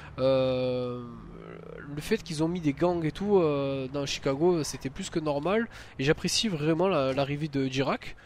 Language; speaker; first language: French; native; French